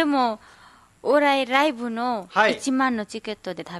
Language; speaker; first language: Japanese; non-native, learner; Nepali